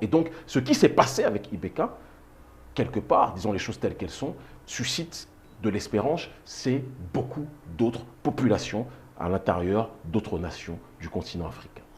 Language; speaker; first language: French; native; French